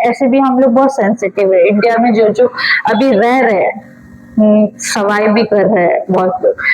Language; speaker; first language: Hindi; non-native, local second language; Bangla